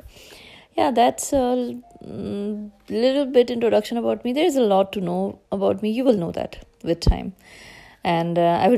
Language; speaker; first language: English; non-native, local second language; Urdu